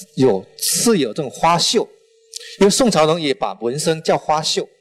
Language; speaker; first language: Chinese; non-native, local second language; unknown